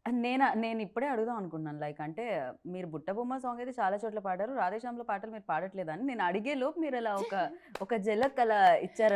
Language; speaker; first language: Telugu; native; Telugu